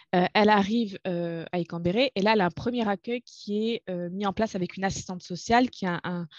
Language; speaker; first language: French; non-native, local second language; Arabic